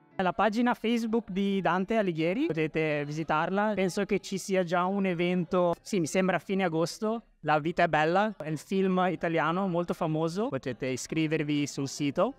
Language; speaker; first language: Italian; early bilingual, other home language; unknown